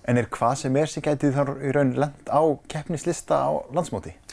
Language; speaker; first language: Icelandic; native; Icelandic